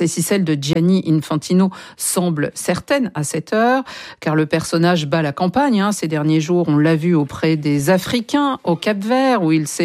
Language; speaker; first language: French; native; French